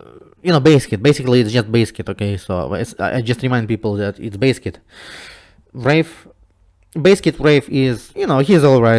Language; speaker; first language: English; non-native, fluent; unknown